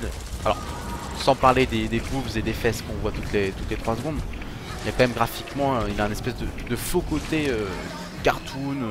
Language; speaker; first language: French; native; French